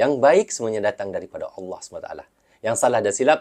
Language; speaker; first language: Malay; native; Malay